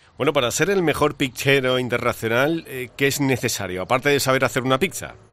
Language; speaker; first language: Spanish; native; Spanish